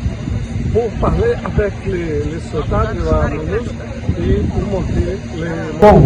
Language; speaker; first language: French; non-native, learner; Spanish